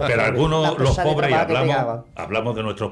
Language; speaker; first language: Spanish; native; Spanish